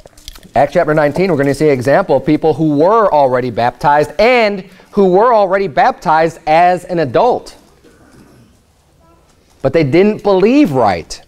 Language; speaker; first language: English; native; English